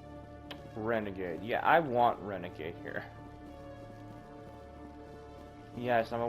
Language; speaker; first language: English; native; English